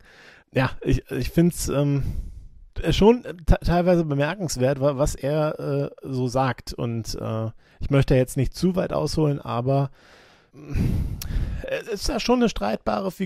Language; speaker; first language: German; native; German